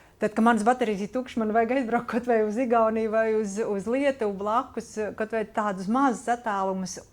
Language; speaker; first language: Latvian; non-native, local second language; Russian